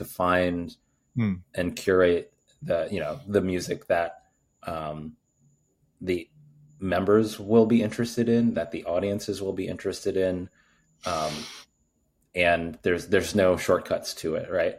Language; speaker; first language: English; native; English